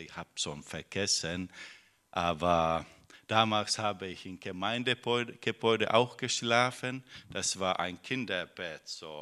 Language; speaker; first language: German; non-native, fluent; Finnish